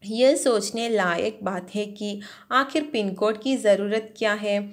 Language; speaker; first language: Hindi; non-native, local second language; Malayalam